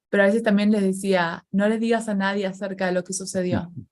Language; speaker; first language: Spanish; native; Spanish